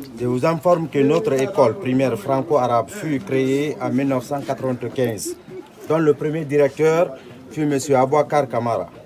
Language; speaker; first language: French; non-native, local second language; Fula